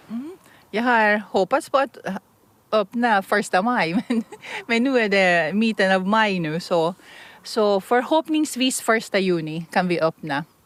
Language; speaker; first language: Swedish; non-native, fluent; Filipino